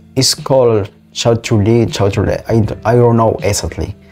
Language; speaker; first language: English; non-native, learner; Spanish